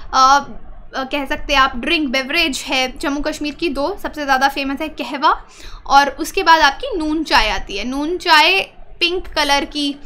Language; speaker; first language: Hindi; native; Hindi